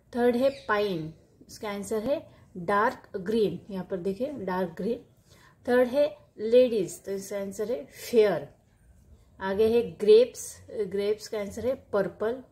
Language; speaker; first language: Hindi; non-native, local second language; Marathi